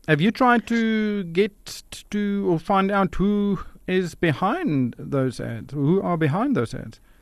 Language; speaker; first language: English; non-native, local second language; Afrikaans